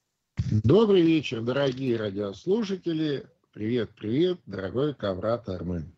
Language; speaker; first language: Russian; native; Russian